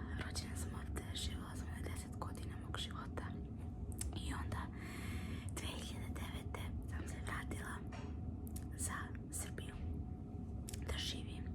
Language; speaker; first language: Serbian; early bilingual, heritage; Serbian